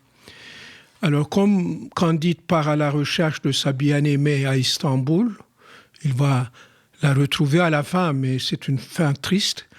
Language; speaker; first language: French; non-native, fluent; Turkish